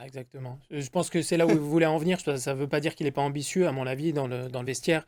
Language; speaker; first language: French; native; French